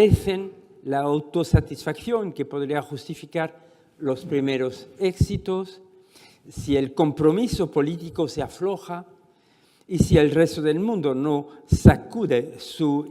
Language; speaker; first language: Spanish; non-native, fluent; French